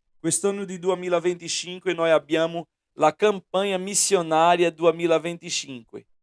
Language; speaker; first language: Italian; non-native, fluent; Portuguese